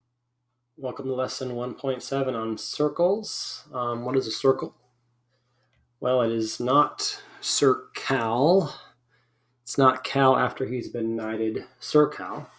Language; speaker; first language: English; native; English